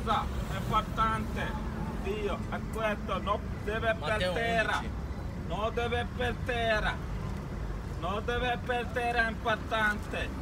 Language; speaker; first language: Italian; non-native, learner; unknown